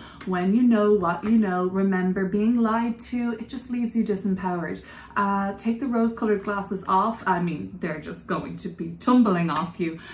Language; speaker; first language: English; native; English